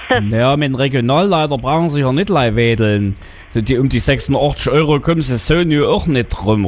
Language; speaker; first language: German; native; German